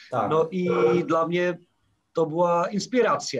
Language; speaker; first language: Polish; non-native, learner; Czech